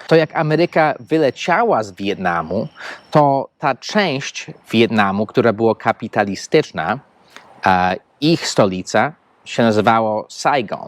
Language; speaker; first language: Polish; non-native, fluent; English